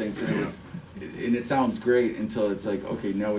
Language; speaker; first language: English; native; English